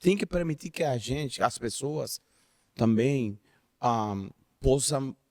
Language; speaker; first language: Portuguese; non-native, learner; Spanish